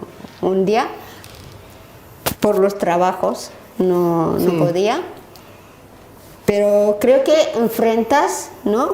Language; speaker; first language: Spanish; non-native, learner; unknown